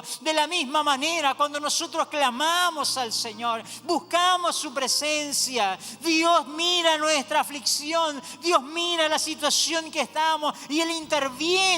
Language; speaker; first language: Spanish; native; Spanish